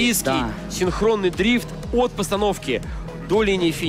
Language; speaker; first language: Russian; native; Russian